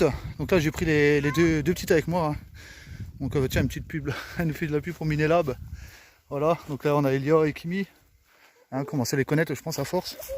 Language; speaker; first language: French; native; French